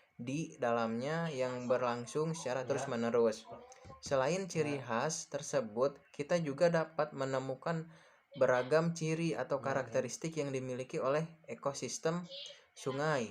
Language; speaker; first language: Indonesian; native; Indonesian